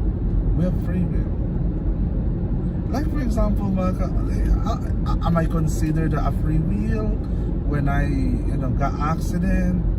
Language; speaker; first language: English; non-native, local second language; Filipino